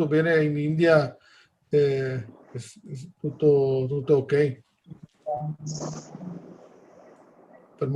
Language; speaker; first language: Italian; non-native, learner; Hindi